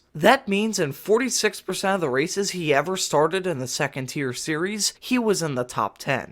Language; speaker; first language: English; native; English